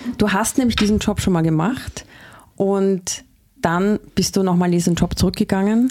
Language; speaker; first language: German; native; German